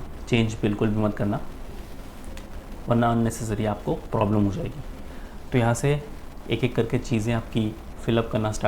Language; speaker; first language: Hindi; native; Hindi